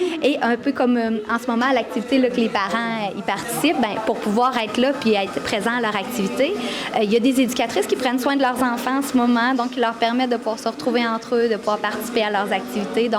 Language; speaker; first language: French; native; French